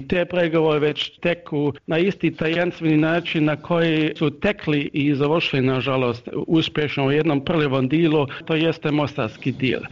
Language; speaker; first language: Croatian; non-native, fluent; German